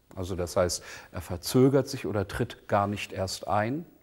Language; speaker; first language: German; native; German